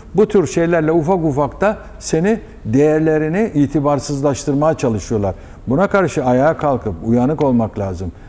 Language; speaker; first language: Turkish; native; Turkish